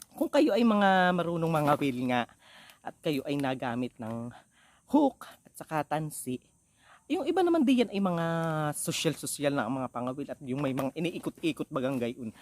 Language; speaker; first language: Filipino; native; Filipino